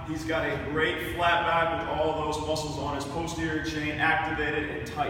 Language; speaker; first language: English; native; English